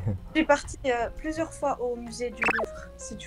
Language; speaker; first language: French; non-native, local second language; Arabic